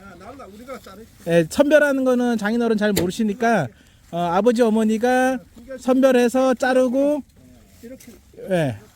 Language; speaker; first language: Korean; native; Korean